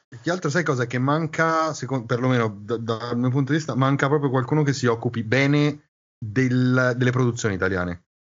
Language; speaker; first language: Italian; native; Italian